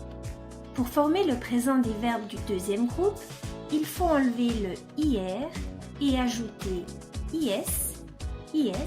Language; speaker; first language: French; non-native, fluent; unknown